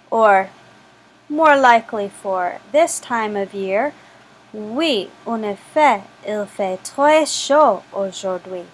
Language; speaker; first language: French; non-native, fluent; English